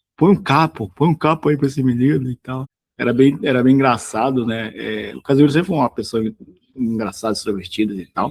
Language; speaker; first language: Portuguese; native; Portuguese